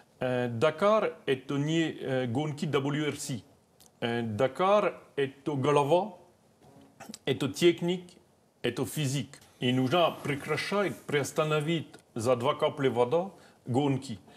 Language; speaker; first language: Russian; non-native, learner; French